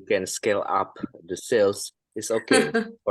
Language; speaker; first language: English; non-native, fluent; Indonesian